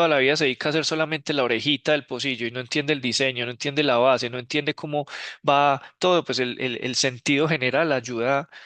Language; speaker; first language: Spanish; native; Spanish